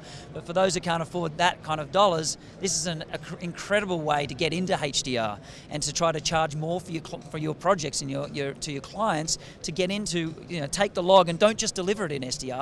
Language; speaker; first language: English; native; English